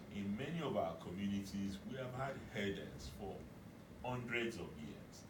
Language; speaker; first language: English; non-native, local second language; Yoruba